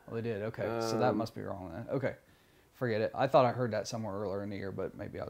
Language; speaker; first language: English; native; English